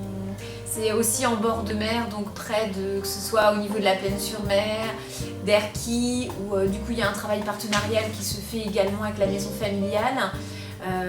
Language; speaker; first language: French; native; French